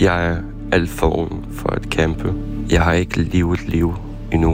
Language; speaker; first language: Danish; non-native, fluent; Ukrainian